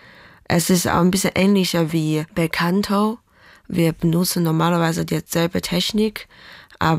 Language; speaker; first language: German; non-native, fluent; Chinese